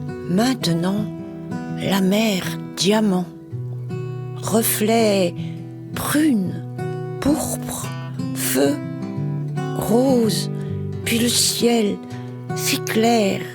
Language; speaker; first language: French; native; French